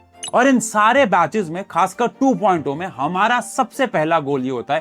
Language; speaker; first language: Hindi; native; Hindi